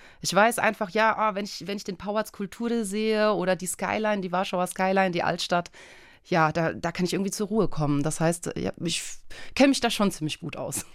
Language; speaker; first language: German; early bilingual, other home language; Polish